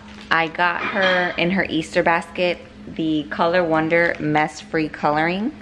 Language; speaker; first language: English; native; English